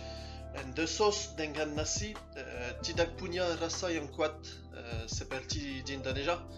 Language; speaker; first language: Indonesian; non-native, learner; French